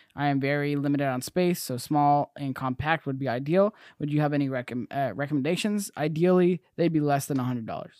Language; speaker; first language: English; native; English